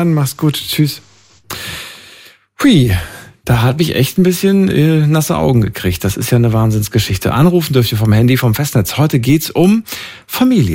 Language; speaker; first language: German; native; German